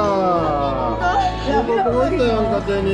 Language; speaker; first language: Japanese; native; Japanese